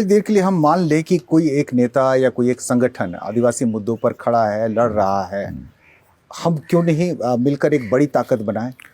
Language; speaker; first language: Hindi; native; Hindi